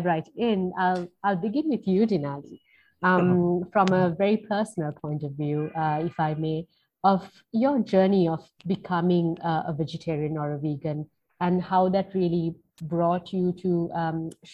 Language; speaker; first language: English; non-native, local second language; Sinhala